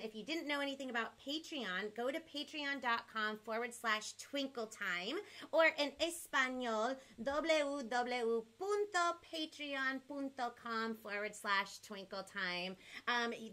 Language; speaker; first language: English; early bilingual, other home language; Spanish